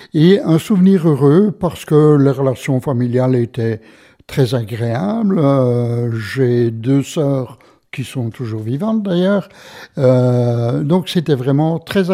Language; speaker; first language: French; native; French